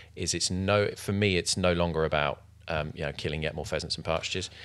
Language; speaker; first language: English; native; English